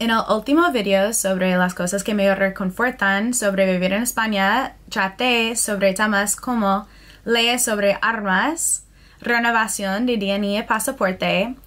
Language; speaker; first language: Spanish; non-native, fluent; English